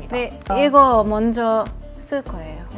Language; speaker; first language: Korean; non-native, learner; Arabic